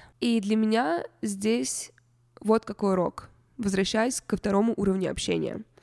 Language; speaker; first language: Russian; native; Russian